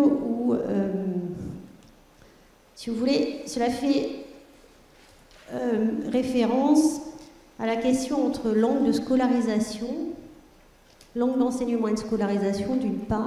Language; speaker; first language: French; non-native, fluent; German